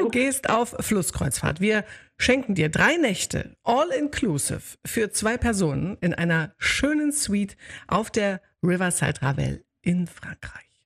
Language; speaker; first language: German; native; German